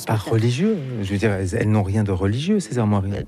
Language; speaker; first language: French; native; French